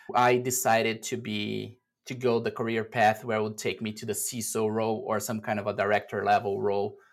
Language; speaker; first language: English; non-native, fluent; Portuguese